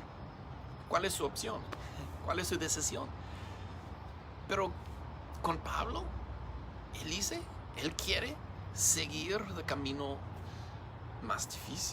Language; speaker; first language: Spanish; non-native, learner; English